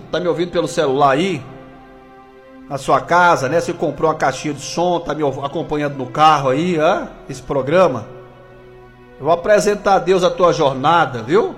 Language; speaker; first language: Portuguese; native; Portuguese